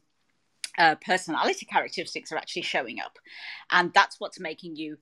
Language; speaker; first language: English; native; English